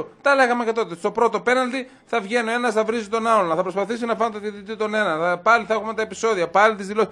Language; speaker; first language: Greek; native; Greek